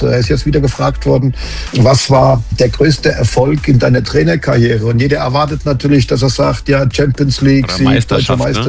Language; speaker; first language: German; native; German